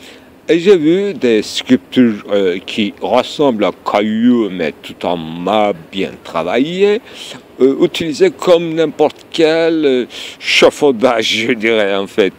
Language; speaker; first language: French; non-native, fluent; Turkish